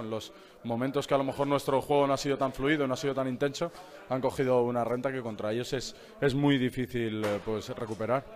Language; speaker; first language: Spanish; native; Spanish